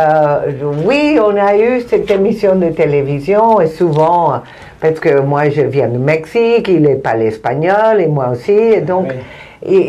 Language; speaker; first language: French; non-native, fluent; Spanish